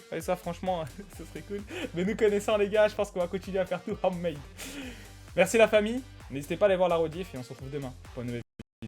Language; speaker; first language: French; native; French